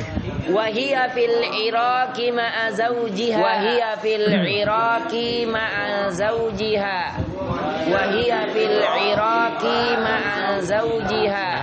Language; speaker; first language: Arabic; non-native, fluent; Indonesian